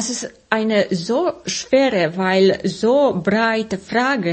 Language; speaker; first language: German; non-native, fluent; Polish